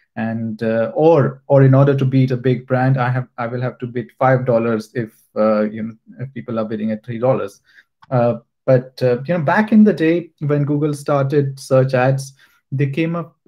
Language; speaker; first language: English; non-native, local second language; Hindi